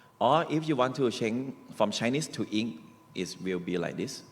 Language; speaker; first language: English; non-native, learner; Thai